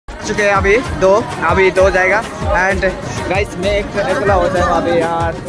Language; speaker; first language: Hindi; non-native, local second language; Nepali